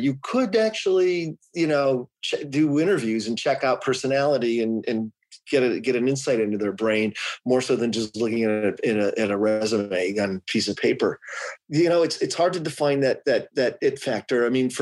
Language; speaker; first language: English; native; English